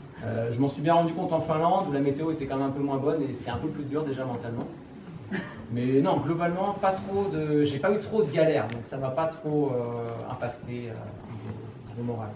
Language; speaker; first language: French; native; French